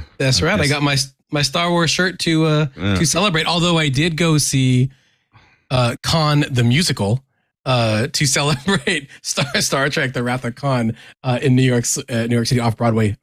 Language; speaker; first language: English; native; English